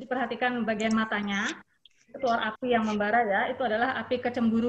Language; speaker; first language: Indonesian; native; Indonesian